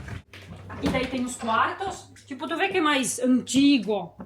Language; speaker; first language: Portuguese; native; Portuguese